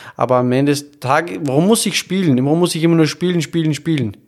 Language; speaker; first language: German; native; German